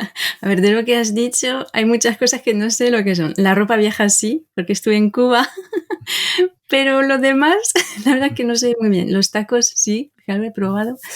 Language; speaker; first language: Spanish; non-native, fluent; French